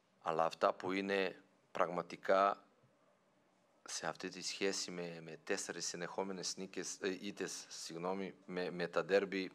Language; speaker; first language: Greek; non-native, fluent; Serbian